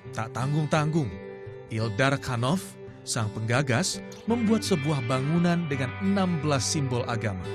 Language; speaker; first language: Indonesian; native; Indonesian